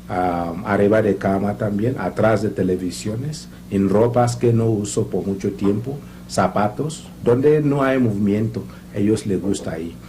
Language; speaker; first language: Spanish; non-native, learner; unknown